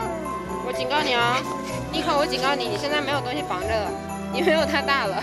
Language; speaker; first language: Chinese; native; Chinese